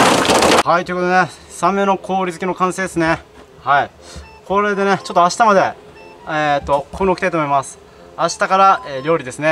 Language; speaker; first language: Japanese; native; Japanese